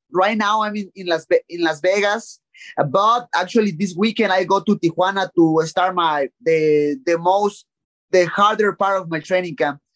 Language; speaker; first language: English; non-native, learner; Spanish